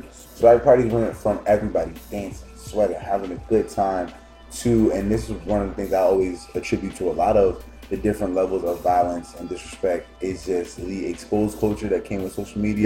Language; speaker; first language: English; native; English